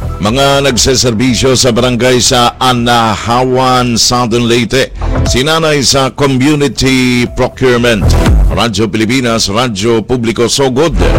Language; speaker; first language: Filipino; native; Filipino